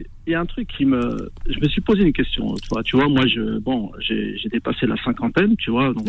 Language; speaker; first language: French; early bilingual, other home language; Arabic